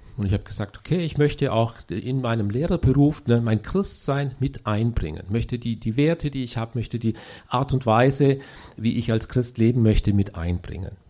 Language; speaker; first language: German; native; German